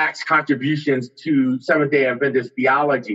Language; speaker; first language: English; native; English